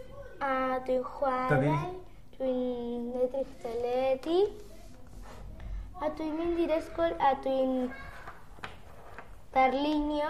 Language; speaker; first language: Welsh; non-native, local second language; Spanish